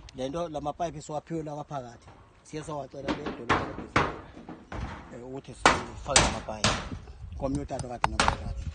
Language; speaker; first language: Zulu; non-native, local second language; Xhosa